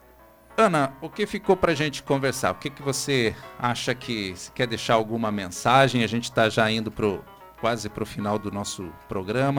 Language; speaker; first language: Portuguese; native; Portuguese